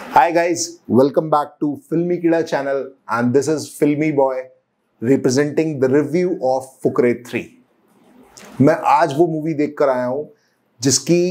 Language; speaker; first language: Hindi; native; Hindi